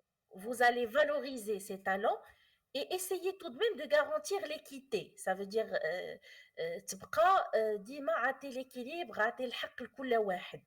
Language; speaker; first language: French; non-native, local second language; Arabic